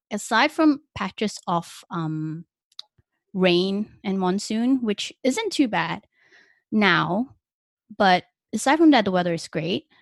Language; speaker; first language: English; non-native, local second language; Chinese